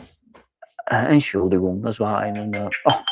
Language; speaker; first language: German; non-native, learner; English